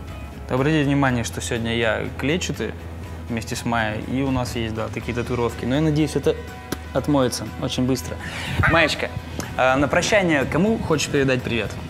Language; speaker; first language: Russian; native; Russian